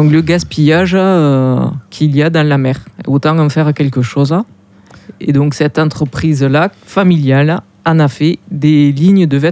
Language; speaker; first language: French; native; French